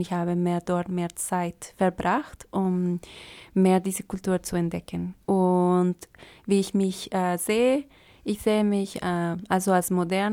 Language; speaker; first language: German; non-native, fluent; Spanish